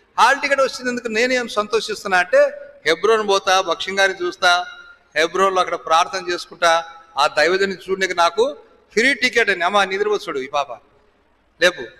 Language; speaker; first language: Telugu; non-native, local second language; Lambadi